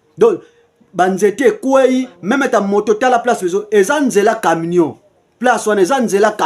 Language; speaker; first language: Lingala; non-native, local second language; Kongo